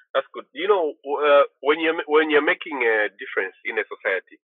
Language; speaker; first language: English; non-native, local second language; Bemba